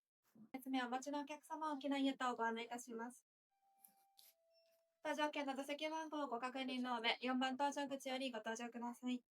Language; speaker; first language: Japanese; native; Japanese